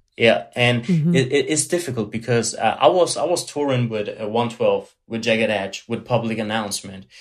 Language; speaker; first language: English; non-native, fluent; German